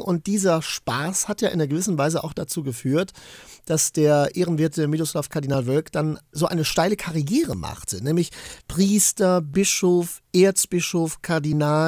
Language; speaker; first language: German; native; German